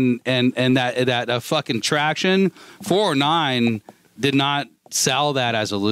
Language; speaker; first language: English; native; English